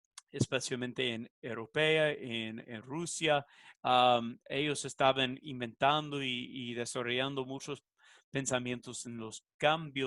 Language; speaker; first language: Spanish; non-native, fluent; English